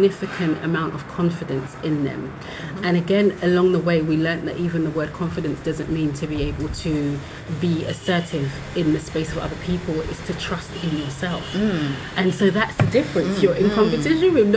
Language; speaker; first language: English; native; English